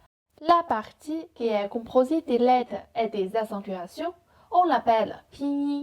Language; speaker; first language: French; non-native, fluent; Chinese